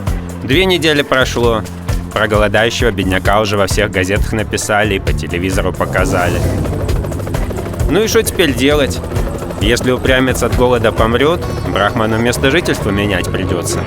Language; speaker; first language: Russian; native; Russian